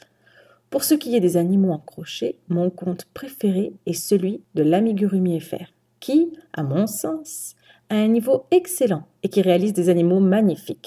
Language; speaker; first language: French; native; French